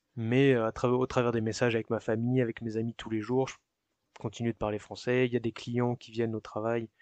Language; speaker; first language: French; native; French